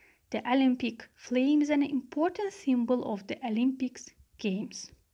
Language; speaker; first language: English; non-native, fluent; Azerbaijani